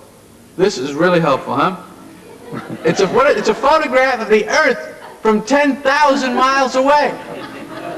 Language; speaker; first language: English; native; English